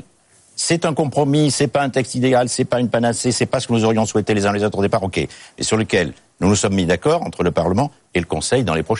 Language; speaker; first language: French; native; French